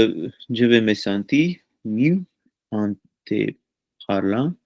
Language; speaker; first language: French; non-native, learner; Punjabi